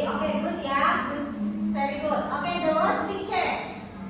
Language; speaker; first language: English; non-native, learner; Indonesian